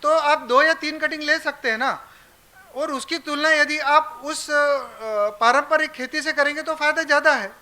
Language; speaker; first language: Hindi; non-native, local second language; Marathi